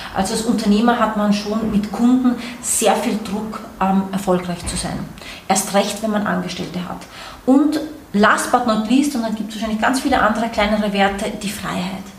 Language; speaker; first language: German; native; German